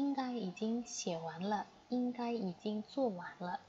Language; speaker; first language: Chinese; non-native, fluent; Indonesian